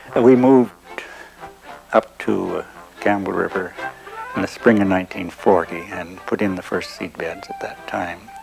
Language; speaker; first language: English; native; English